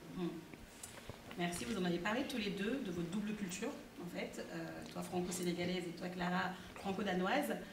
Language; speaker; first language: French; native; French